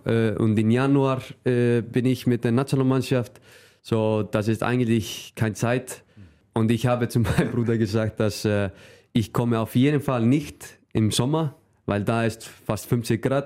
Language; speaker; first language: German; non-native, fluent; Icelandic